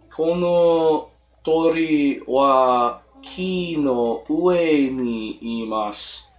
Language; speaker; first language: Japanese; non-native, learner; English